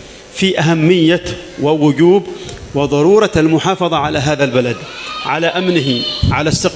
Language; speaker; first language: Arabic; native; Arabic